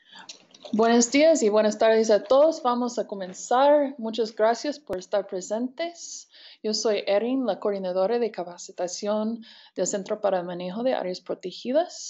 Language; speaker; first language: Spanish; non-native, fluent; English